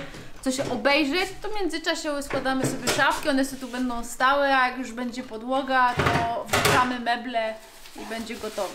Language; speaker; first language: Polish; native; Polish